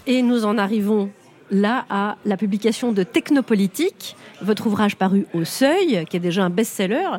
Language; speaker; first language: French; native; French